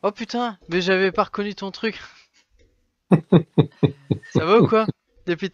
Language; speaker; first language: French; native; French